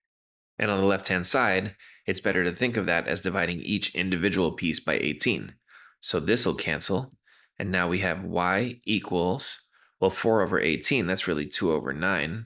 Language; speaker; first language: English; native; English